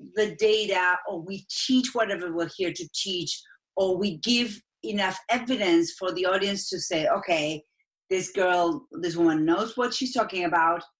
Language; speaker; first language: English; non-native, fluent; Spanish